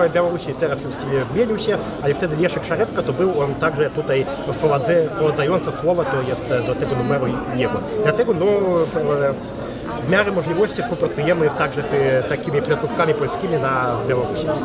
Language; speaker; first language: Polish; non-native, fluent; Belarusian